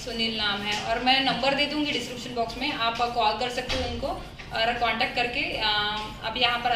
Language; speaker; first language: Hindi; native; Hindi